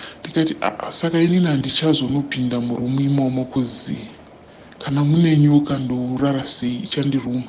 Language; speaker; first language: Shona; non-native, local second language; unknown